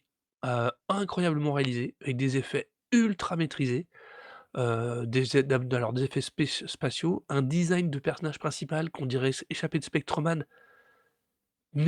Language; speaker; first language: French; native; French